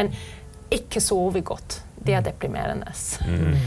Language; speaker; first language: Norwegian; non-native, fluent; German